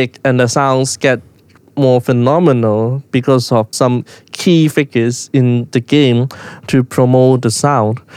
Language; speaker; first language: English; non-native, local second language; Cantonese